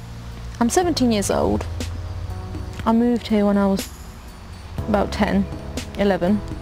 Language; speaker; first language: English; non-native, local second language; Spanish